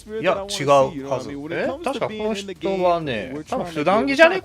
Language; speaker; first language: Japanese; native; Japanese